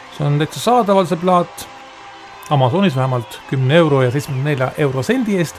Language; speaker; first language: Estonian; native; Estonian